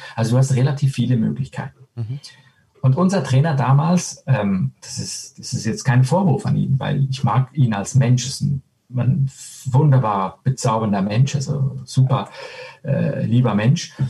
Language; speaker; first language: German; native; German